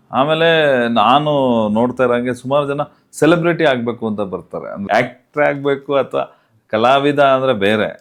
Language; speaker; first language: Kannada; non-native, local second language; Tulu